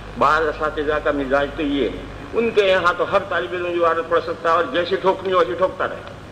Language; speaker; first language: Urdu; non-native, local second language; Gujarati